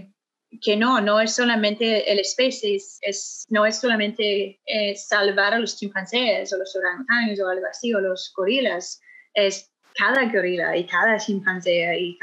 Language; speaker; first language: Spanish; non-native, fluent; English